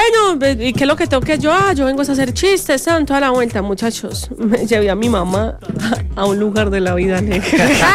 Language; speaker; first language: Spanish; native; Spanish